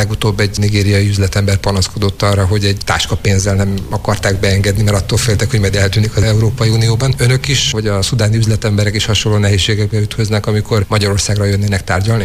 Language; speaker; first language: Hungarian; native; Hungarian